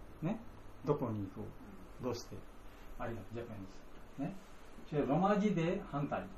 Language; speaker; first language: Japanese; non-native, learner; Bangla